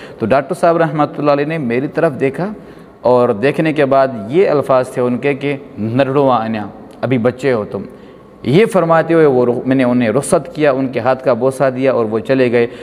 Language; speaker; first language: Urdu; non-native, local second language; Pashto